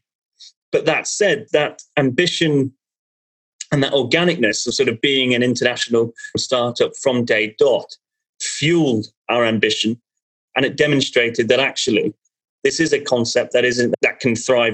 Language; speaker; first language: English; native; English